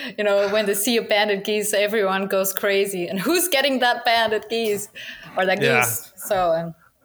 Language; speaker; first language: English; non-native, fluent; Danish